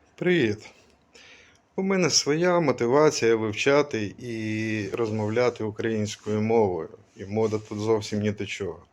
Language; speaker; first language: Ukrainian; non-native, local second language; Russian